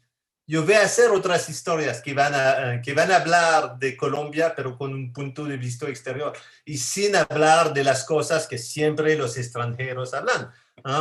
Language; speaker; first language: Spanish; non-native, fluent; French